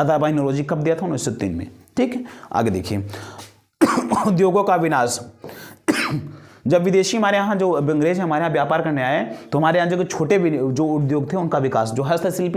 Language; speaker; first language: Hindi; native; Hindi